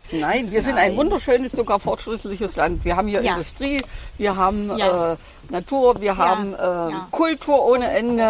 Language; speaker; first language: German; native; German